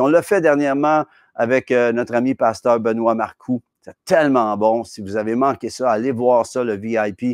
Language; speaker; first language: French; native; French